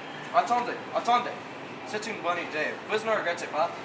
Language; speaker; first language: French; non-native, learner; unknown